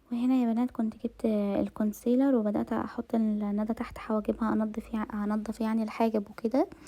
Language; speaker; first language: Arabic; native; Arabic